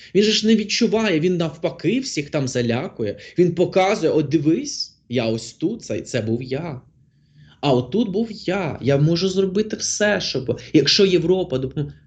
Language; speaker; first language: Ukrainian; non-native, local second language; Russian